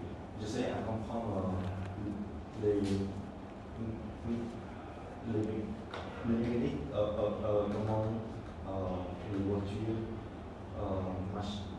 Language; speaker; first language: French; non-native, fluent; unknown